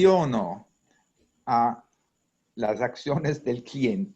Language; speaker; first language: Spanish; non-native, fluent; Italian